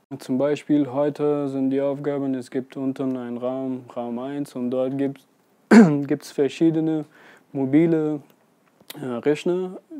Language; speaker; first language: German; non-native, fluent; Persian